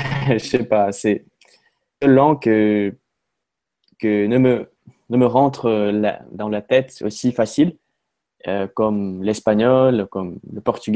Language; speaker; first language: French; non-native, fluent; Russian